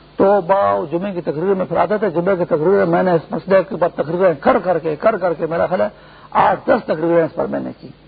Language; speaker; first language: Urdu; non-native, local second language; Pashto